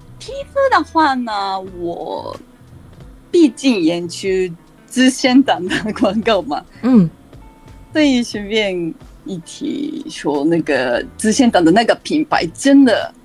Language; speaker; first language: Chinese; non-native, fluent; Japanese